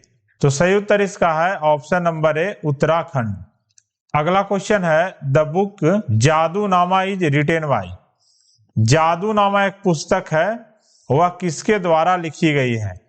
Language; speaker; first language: Hindi; native; Hindi